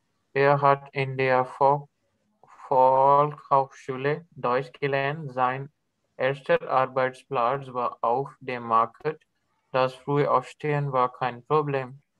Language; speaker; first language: German; non-native, learner; Urdu